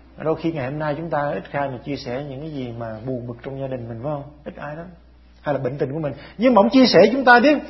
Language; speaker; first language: Vietnamese; early bilingual, heritage; Vietnamese